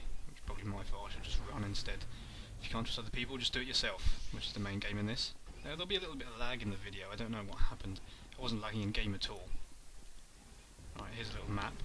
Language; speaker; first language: English; native; English